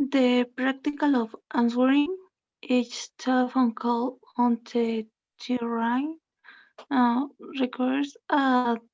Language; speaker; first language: English; non-native, learner; Spanish